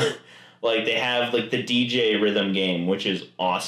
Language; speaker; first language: English; native; English